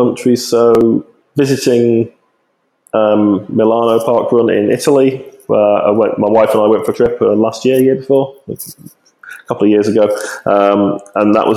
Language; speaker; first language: English; native; English